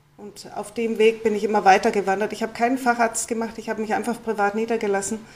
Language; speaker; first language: German; native; German